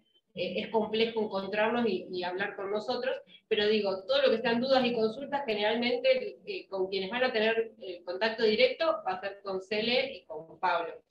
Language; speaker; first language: Spanish; native; Spanish